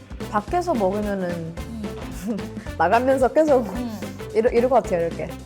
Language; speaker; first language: Korean; non-native, fluent; Portuguese